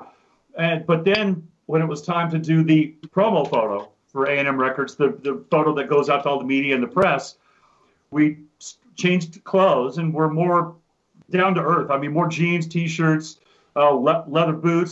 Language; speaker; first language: English; native; English